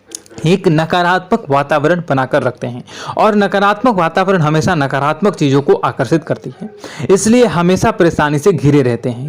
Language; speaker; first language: Hindi; native; Hindi